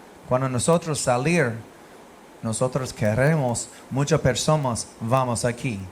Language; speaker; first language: Spanish; non-native, learner; English